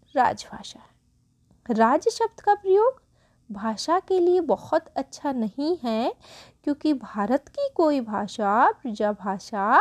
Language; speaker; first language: Hindi; native; Hindi